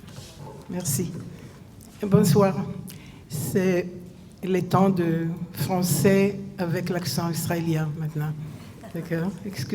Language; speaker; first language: French; non-native, fluent; Hebrew